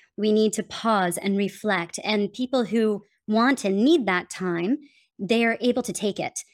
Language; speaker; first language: English; native; English